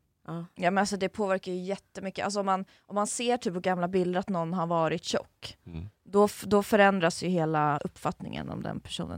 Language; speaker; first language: Swedish; native; Swedish